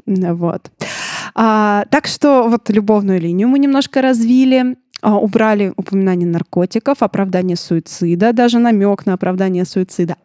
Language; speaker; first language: Russian; native; Russian